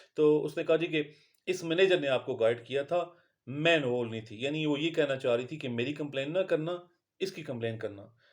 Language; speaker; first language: Urdu; non-native, local second language; Punjabi